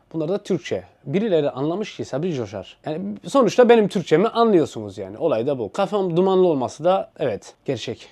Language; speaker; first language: Turkish; early bilingual, heritage; Turkish